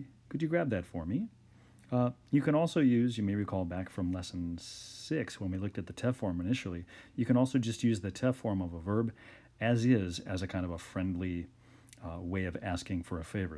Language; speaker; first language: English; native; English